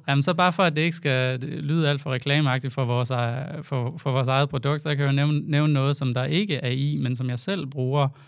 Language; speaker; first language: Danish; native; Danish